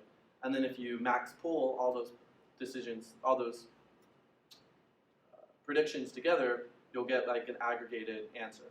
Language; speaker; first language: English; native; English